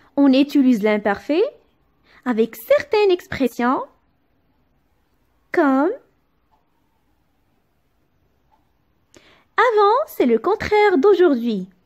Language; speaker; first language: French; non-native, local second language; Arabic